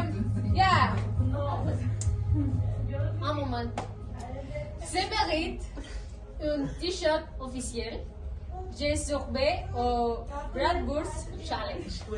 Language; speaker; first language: French; non-native, learner; Spanish